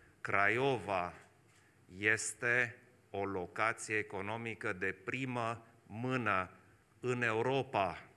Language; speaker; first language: Romanian; non-native, local second language; German